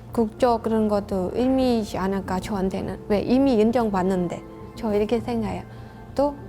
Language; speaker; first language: Korean; non-native, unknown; Khmer